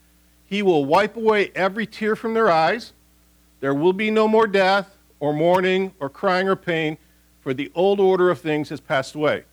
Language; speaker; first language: English; native; English